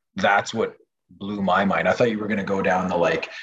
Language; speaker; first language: English; non-native, fluent; French